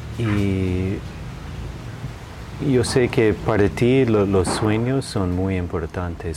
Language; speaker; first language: Spanish; non-native, fluent; English